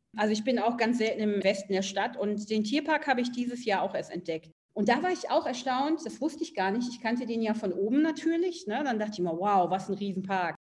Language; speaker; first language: German; native; German